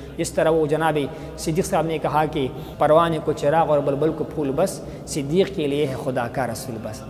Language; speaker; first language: Urdu; non-native, local second language; Pashto